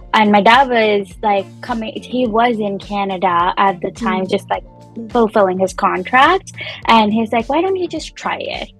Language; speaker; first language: English; non-native, local second language; Punjabi